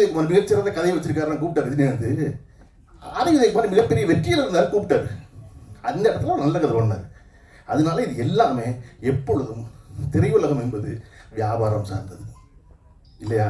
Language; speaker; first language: Tamil; native; Tamil